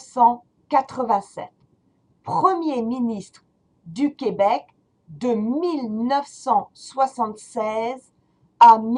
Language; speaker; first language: French; non-native, fluent; English